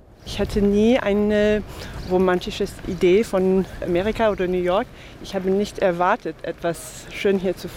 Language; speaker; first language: German; non-native, fluent; English